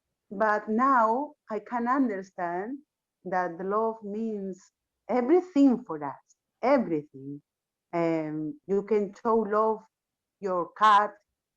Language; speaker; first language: English; non-native, learner; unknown